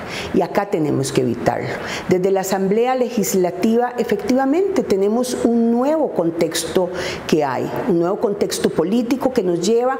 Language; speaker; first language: Spanish; native; Spanish